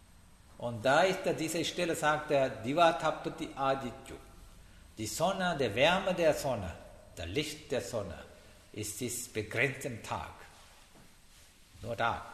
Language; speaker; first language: German; non-native, learner; Sinhala